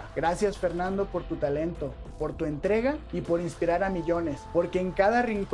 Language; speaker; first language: Spanish; native; Spanish